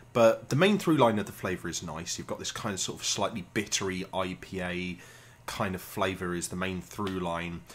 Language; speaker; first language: English; native; English